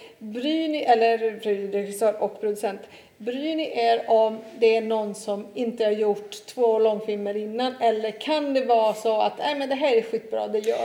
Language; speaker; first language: Swedish; non-native, fluent; Italian